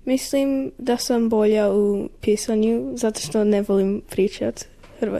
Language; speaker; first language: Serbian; early bilingual, heritage; Croatian